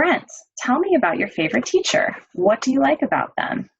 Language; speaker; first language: English; native; English